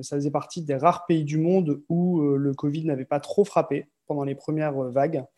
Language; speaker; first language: French; native; French